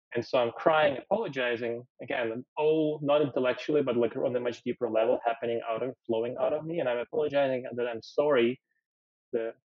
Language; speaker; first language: English; early bilingual, other home language; Ukrainian